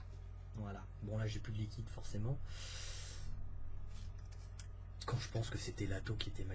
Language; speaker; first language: French; native; French